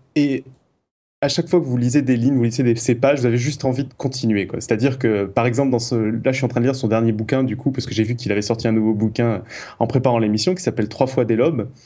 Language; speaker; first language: French; native; French